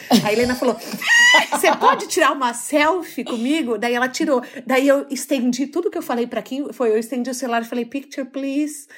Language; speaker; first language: Portuguese; native; Portuguese